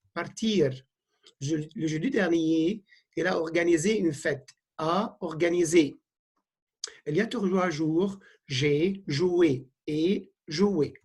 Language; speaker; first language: French; non-native, fluent; Arabic